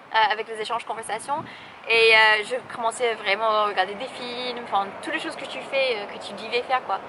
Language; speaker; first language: French; non-native, fluent; English